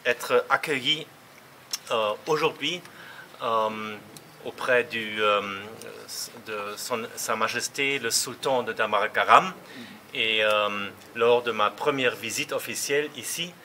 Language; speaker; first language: French; non-native, fluent; German